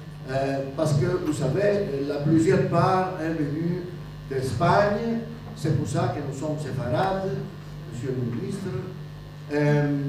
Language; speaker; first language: French; non-native, fluent; Greek